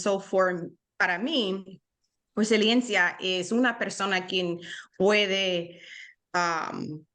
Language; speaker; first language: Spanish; non-native, learner; English